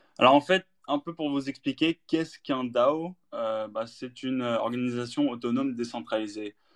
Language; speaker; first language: French; native; French